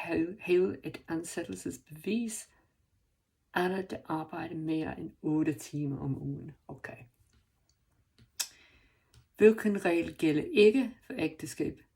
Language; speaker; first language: Danish; non-native, learner; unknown